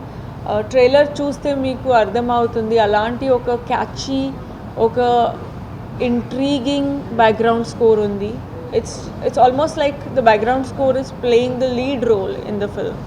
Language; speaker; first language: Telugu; non-native, fluent; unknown